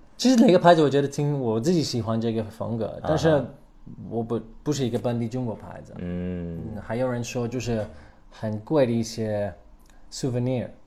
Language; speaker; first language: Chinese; non-native, fluent; English